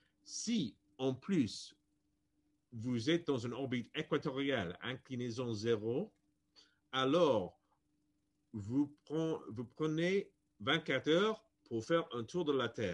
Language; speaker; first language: French; non-native, fluent; English